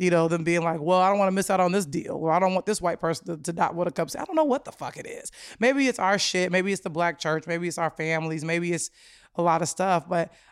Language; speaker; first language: English; native; English